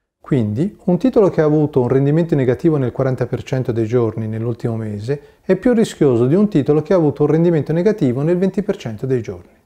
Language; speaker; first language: Italian; native; Italian